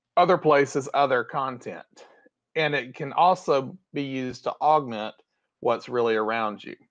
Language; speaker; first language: English; native; English